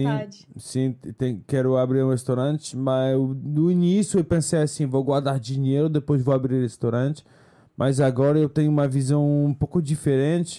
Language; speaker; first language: Portuguese; non-native, fluent; French